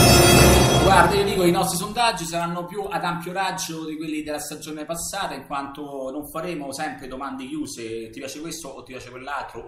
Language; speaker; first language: Italian; native; Italian